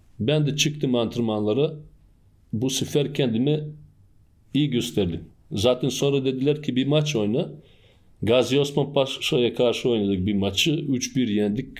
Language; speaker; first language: Turkish; non-native, fluent; Serbian